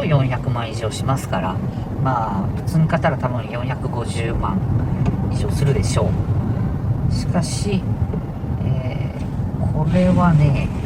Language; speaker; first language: Japanese; native; Japanese